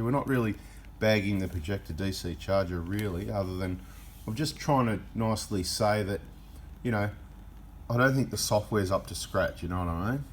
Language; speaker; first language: English; native; English